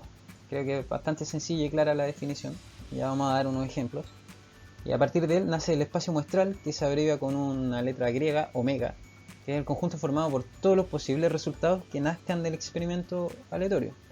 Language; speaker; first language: Spanish; native; Spanish